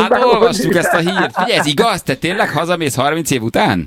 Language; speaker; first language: Hungarian; native; Hungarian